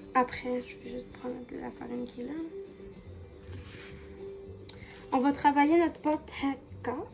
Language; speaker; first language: French; non-native, local second language; Arabic